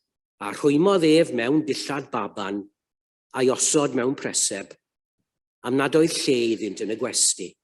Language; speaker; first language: Welsh; native; Welsh